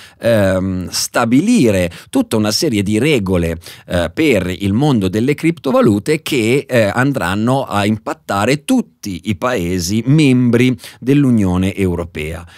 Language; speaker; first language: Italian; native; Italian